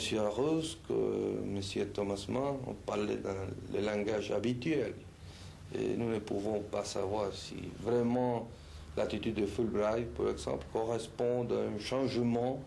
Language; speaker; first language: French; non-native, fluent; Spanish